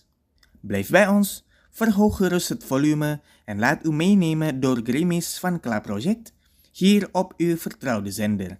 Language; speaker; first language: Dutch; non-native, fluent; Indonesian